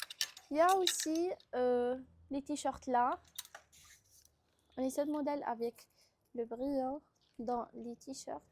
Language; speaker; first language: French; non-native, local second language; Arabic